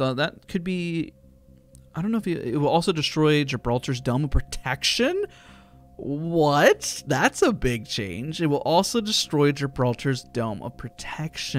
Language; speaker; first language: English; native; English